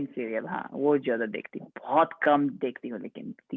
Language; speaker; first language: Hindi; non-native, fluent; English